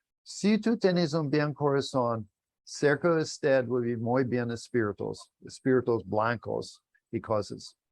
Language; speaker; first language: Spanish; non-native, learner; English